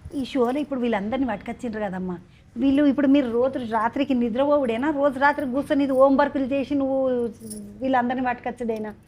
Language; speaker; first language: Telugu; native; Telugu